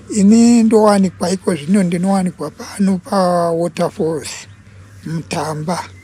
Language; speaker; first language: Shona; non-native, local second language; Venda